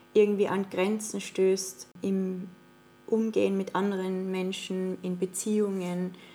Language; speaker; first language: German; native; German